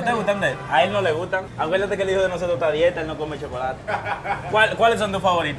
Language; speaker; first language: Spanish; native; Spanish